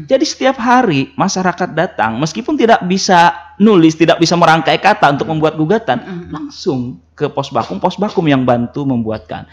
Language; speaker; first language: Indonesian; non-native, local second language; Banjar